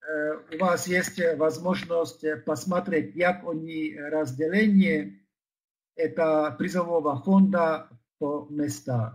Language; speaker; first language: Russian; non-native, fluent; Czech